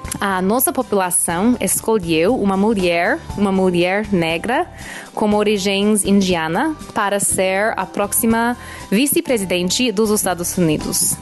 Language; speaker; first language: Portuguese; non-native, fluent; English